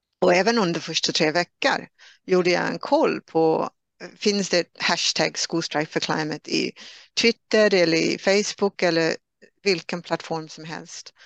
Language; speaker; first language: Swedish; non-native, fluent; English